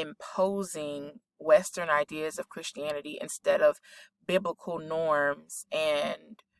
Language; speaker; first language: English; native; English